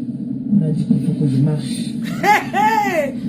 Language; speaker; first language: French; non-native, local second language; Lingala